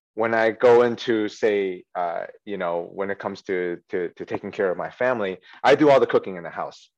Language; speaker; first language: English; early bilingual, other home language; Chinese